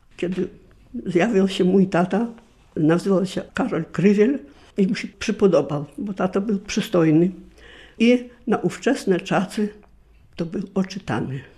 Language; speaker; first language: Polish; native; Polish